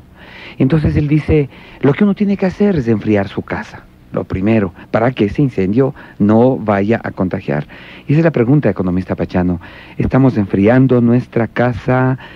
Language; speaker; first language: Spanish; native; Spanish